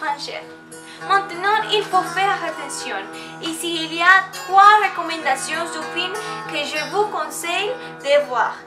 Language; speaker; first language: French; non-native, learner; Spanish